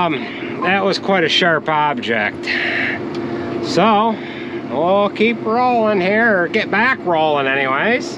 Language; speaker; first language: English; native; English